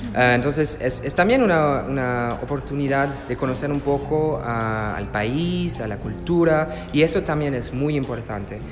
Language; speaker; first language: Spanish; non-native, learner; French